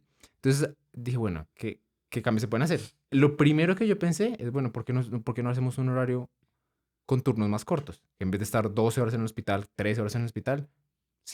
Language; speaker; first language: Spanish; native; Spanish